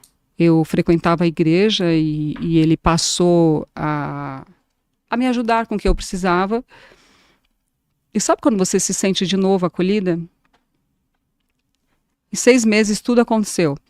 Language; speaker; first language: Portuguese; native; Portuguese